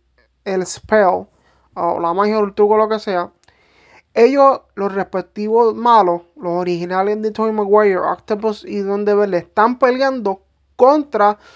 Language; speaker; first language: Spanish; native; Spanish